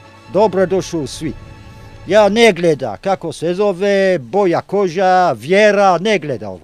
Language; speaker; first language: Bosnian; non-native, learner; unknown